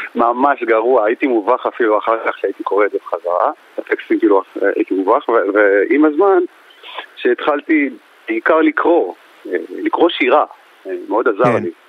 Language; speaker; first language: Hebrew; early bilingual, other home language; Amharic